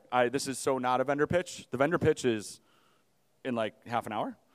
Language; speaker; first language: English; native; English